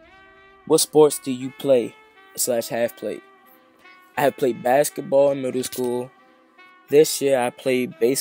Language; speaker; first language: English; native; English